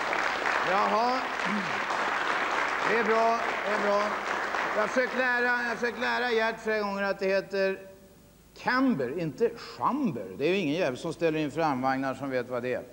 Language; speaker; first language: Swedish; native; Swedish